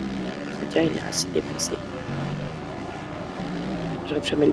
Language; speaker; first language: French; native; French